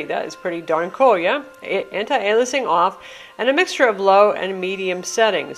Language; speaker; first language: English; native; English